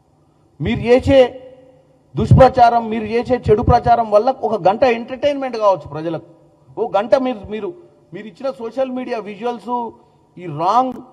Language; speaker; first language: Telugu; native; Telugu